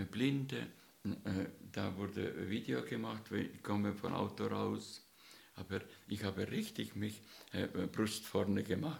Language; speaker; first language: German; non-native, fluent; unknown